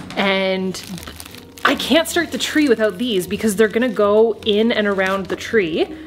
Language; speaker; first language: English; native; English